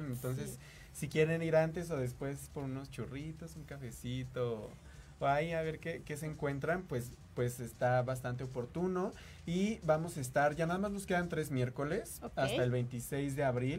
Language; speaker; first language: Spanish; native; Spanish